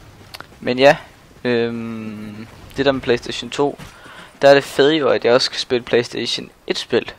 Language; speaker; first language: Danish; native; Danish